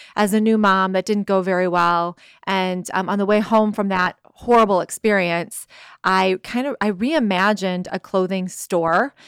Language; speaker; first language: English; native; English